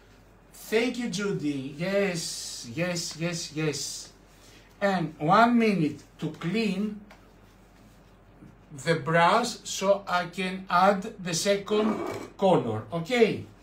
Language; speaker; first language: English; non-native, fluent; Greek